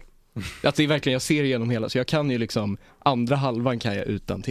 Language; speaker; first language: Swedish; native; Swedish